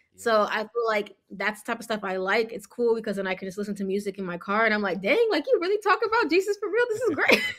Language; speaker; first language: English; early bilingual, other home language; Yoruba